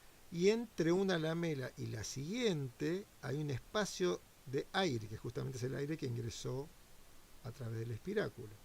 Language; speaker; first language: Spanish; native; Spanish